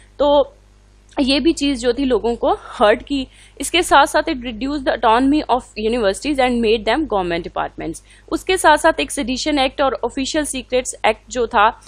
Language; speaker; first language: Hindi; non-native, local second language; Punjabi